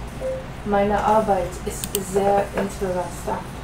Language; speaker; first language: German; non-native, learner; English